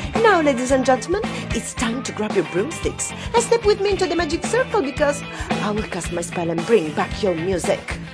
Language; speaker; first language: English; non-native, fluent; Italian